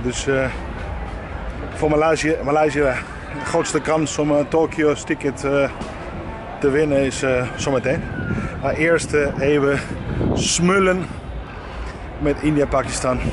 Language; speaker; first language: Dutch; non-native, fluent; Spanish